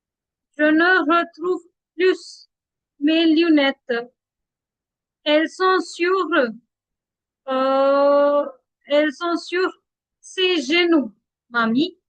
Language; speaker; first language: French; non-native, fluent; Hindi